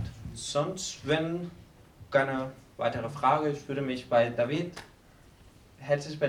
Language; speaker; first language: German; non-native, fluent; Spanish